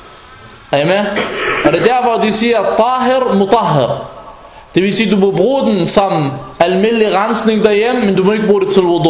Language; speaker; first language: Danish; non-native, fluent; Arabic